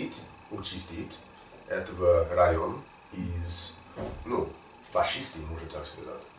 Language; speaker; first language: Russian; non-native, learner; English